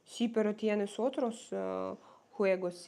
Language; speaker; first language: Spanish; non-native, learner; Russian